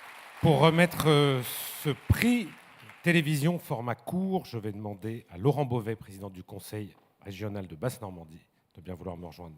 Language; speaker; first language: French; native; French